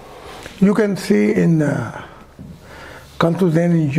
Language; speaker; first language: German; non-native, learner; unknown